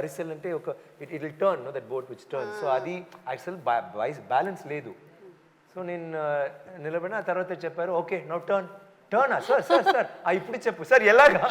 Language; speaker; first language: Telugu; non-native, local second language; Tamil